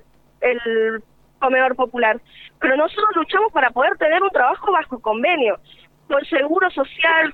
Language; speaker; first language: Spanish; native; Spanish